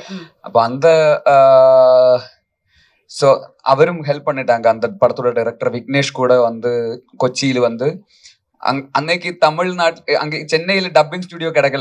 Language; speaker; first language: Tamil; non-native, local second language; Malayalam